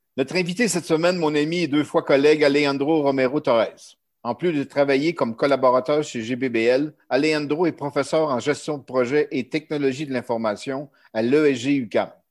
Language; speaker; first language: French; native; French